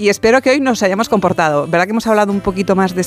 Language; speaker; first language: Spanish; native; Spanish